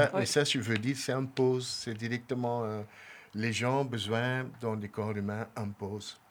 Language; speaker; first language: French; non-native, local second language; Dutch